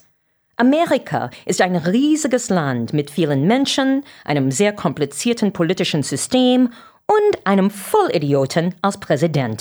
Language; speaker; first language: German; non-native, fluent; English